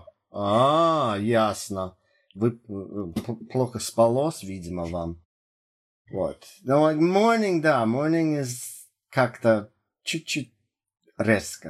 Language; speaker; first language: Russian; non-native, fluent; English